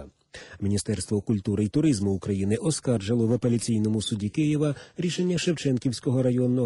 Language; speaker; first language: Ukrainian; native; Ukrainian